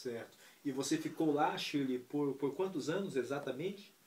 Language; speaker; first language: Portuguese; native; Portuguese